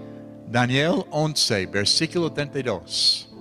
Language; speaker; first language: Spanish; non-native, fluent; English